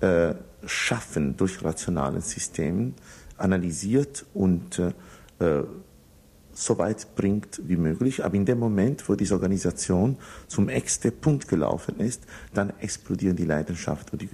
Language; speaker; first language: German; non-native, fluent; Italian